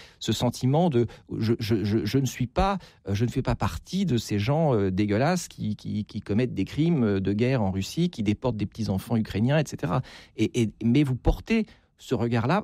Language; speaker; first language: French; native; French